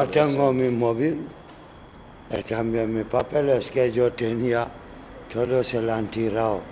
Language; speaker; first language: Spanish; non-native, learner; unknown